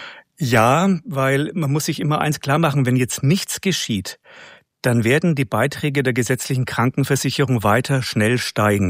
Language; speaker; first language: German; native; German